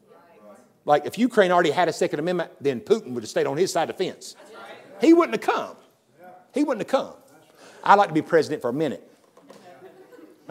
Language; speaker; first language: English; native; English